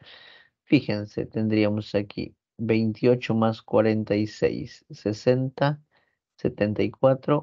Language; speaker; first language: Spanish; native; Spanish